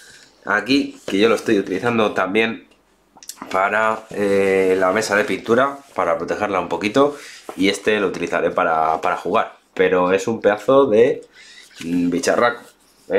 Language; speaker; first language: Spanish; native; Spanish